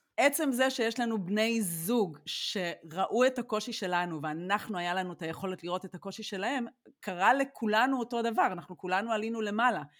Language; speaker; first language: Hebrew; native; Hebrew